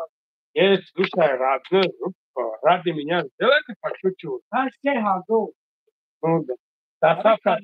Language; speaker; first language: Russian; non-native, fluent; Tajik